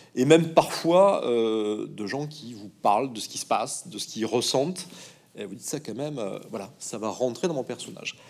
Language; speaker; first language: French; native; French